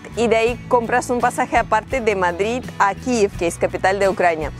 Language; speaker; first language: Spanish; non-native, fluent; Ukrainian